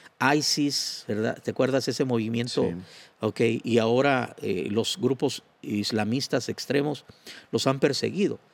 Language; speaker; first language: Spanish; native; Spanish